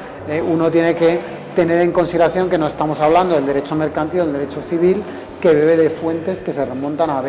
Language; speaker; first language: Spanish; native; Spanish